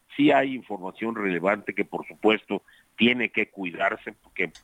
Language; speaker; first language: Spanish; native; Spanish